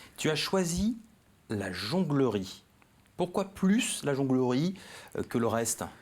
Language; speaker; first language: French; native; French